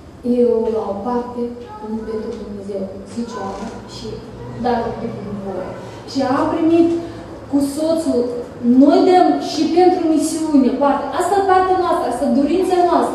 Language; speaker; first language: Romanian; non-native, learner; Russian